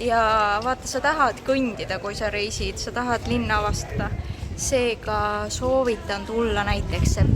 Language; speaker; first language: Estonian; native; Estonian